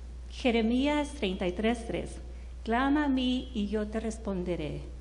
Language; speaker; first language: Spanish; early bilingual, heritage; Spanish